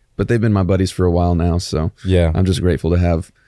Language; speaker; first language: English; native; English